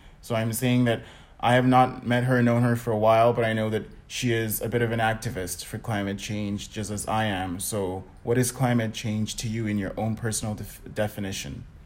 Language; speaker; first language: English; native; English